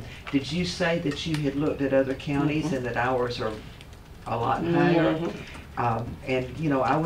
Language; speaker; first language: English; native; English